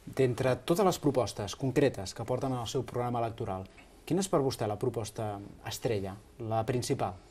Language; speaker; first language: Catalan; native; Catalan